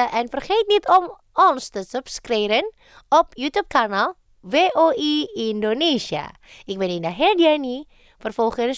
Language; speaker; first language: Dutch; non-native, fluent; Indonesian